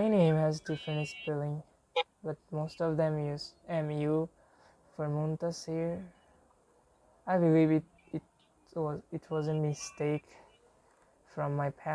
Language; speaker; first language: English; non-native, fluent; Bangla